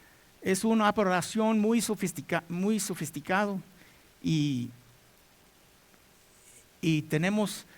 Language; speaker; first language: Spanish; non-native, learner; English